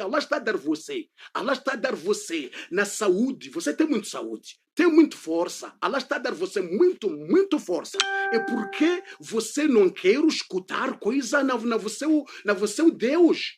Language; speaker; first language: Portuguese; non-native, learner; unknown